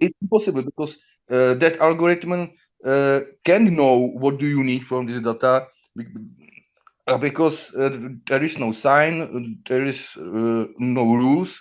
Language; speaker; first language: English; non-native, learner; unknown